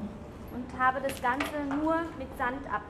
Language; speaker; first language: German; native; German